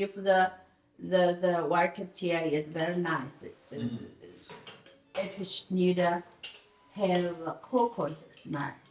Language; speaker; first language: English; non-native, learner; Chinese